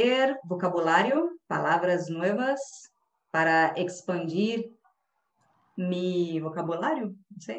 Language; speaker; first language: Spanish; non-native, learner; Portuguese